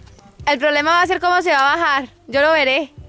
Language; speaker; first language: Spanish; native; Spanish